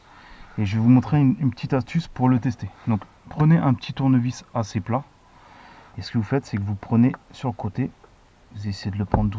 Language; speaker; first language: French; native; French